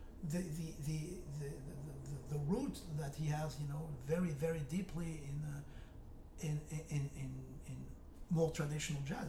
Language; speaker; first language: English; non-native, fluent; French